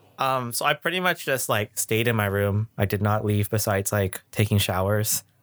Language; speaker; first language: English; early bilingual, other home language; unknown